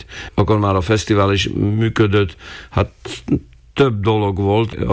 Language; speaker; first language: Hungarian; non-native, local second language; Slovak